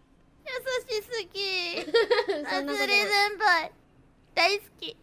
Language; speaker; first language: Japanese; non-native, fluent; English